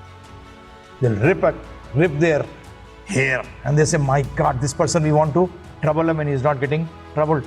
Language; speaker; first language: English; non-native, local second language; Hindi